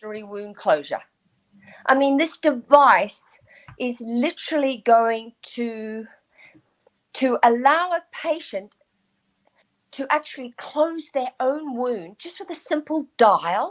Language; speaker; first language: English; native; English